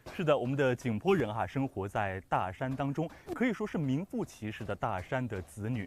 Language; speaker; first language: Chinese; native; Chinese